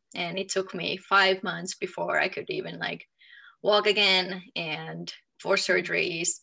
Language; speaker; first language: English; non-native, fluent; Finnish